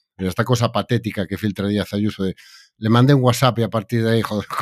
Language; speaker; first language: Spanish; non-native, local second language; Galician